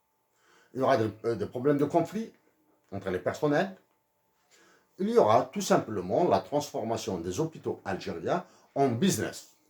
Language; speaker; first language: French; native; French